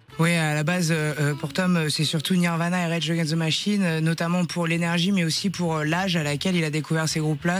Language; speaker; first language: French; native; French